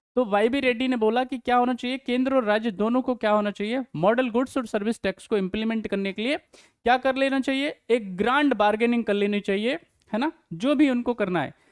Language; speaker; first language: Hindi; native; Hindi